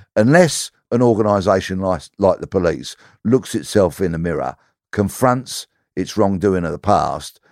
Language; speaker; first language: English; native; English